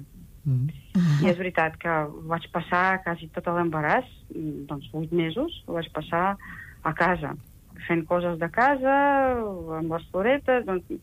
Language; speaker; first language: Catalan; non-native, fluent; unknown